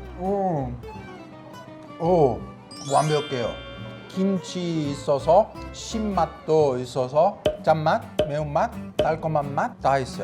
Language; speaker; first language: Korean; non-native, learner; Italian